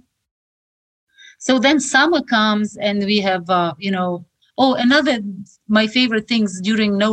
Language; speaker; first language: English; non-native, fluent; Shughni